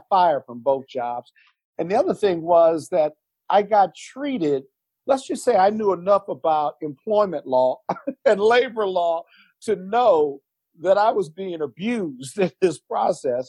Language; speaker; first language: English; native; English